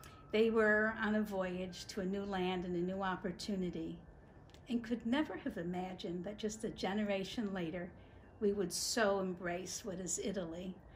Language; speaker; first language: English; native; English